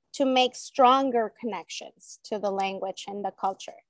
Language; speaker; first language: English; non-native, fluent; Spanish